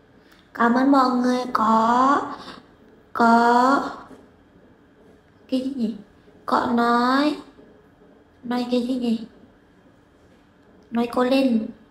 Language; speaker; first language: Vietnamese; non-native, learner; Indonesian